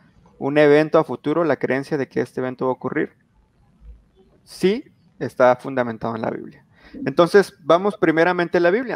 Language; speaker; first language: Spanish; native; Spanish